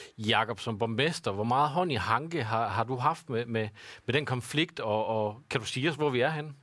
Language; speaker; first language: Danish; native; Danish